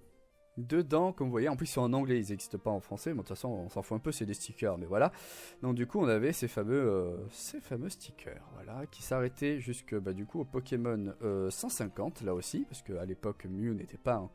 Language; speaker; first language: French; native; French